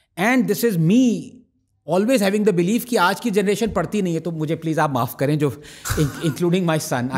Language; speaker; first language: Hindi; non-native, local second language; Tamil